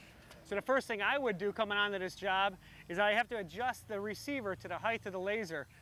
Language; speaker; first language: English; native; English